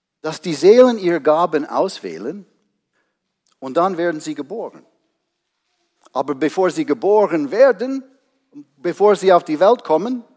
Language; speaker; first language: German; non-native, fluent; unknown